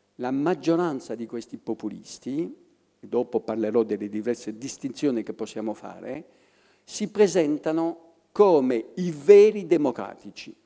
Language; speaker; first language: Italian; non-native, fluent; French